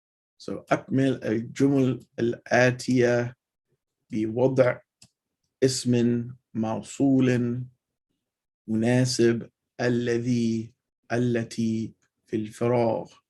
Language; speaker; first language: Arabic; non-native, fluent; English